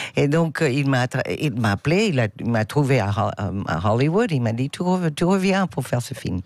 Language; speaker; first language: French; non-native, fluent; English